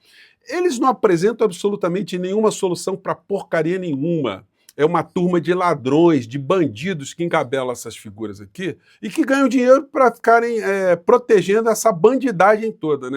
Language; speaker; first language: Portuguese; native; Portuguese